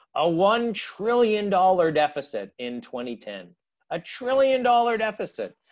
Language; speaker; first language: English; native; English